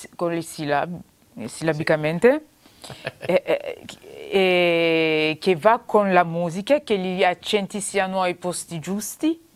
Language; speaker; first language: Italian; non-native, fluent; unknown